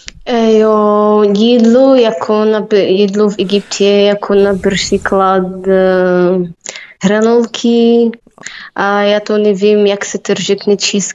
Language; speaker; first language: Czech; non-native, learner; Arabic